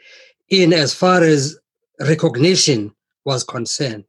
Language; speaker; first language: English; non-native, local second language; Xhosa